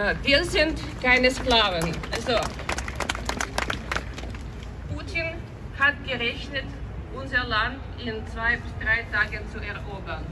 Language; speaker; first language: German; non-native, fluent; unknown